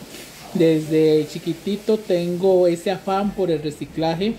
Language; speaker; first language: Spanish; native; Spanish